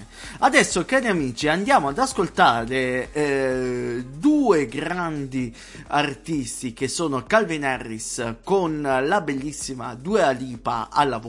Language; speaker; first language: Italian; native; Italian